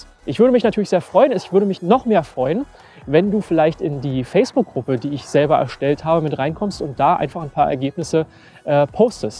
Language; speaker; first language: German; native; German